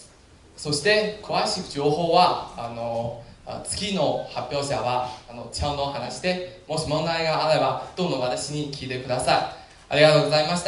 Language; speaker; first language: Japanese; non-native, learner; Chinese